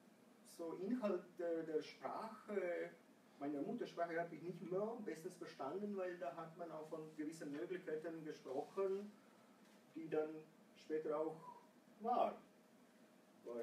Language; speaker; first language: German; non-native, fluent; Croatian